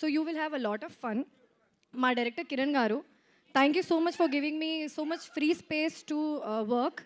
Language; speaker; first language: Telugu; non-native, fluent; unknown